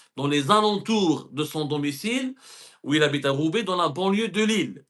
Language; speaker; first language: French; non-native, local second language; Arabic